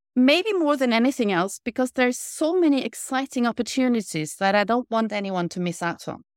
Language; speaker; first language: English; non-native, fluent; Norwegian